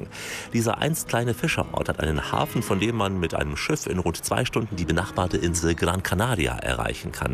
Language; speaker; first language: German; native; German